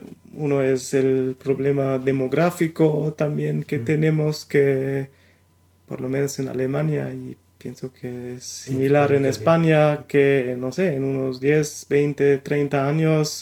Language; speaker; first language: Spanish; non-native, fluent; German